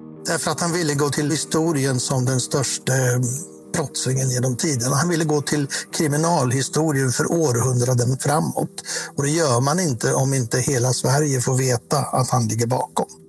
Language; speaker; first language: Swedish; native; Swedish